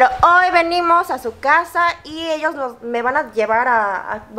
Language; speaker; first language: Spanish; early bilingual, other home language; Korean